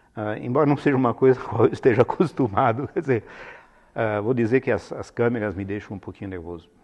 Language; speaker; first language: Portuguese; non-native, fluent; Italian